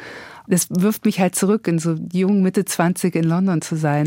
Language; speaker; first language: German; native; German